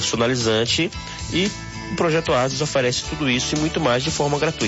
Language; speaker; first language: Portuguese; native; Portuguese